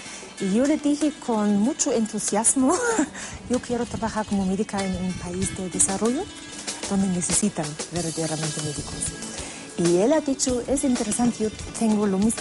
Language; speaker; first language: Spanish; non-native, fluent; German